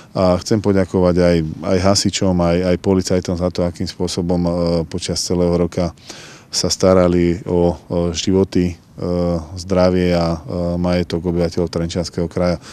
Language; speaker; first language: Slovak; native; Slovak